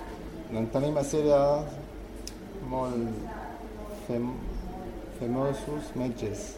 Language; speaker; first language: Catalan; non-native, learner; Arabic